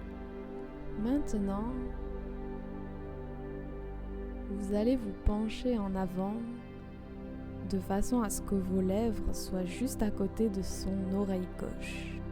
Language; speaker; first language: French; native; French